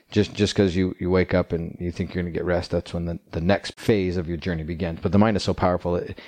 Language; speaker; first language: English; native; English